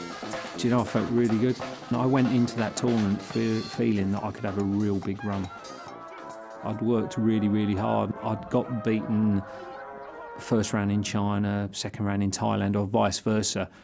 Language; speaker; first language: English; native; English